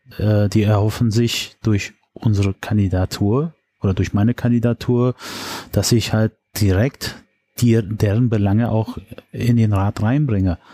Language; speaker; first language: German; early bilingual, other home language; Turkish